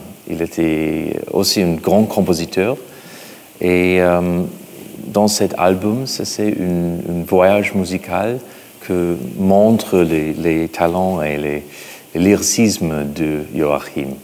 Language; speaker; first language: French; non-native, fluent; English